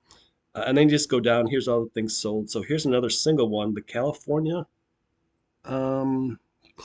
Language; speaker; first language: English; native; English